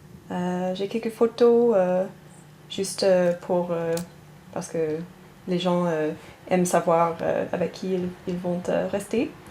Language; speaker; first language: French; non-native, fluent; English